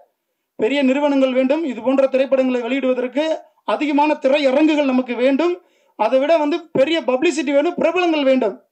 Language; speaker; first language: Tamil; native; Tamil